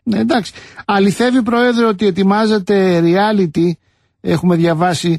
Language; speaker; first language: Greek; native; Greek